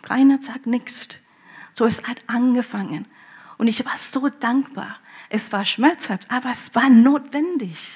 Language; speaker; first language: German; early bilingual, heritage; German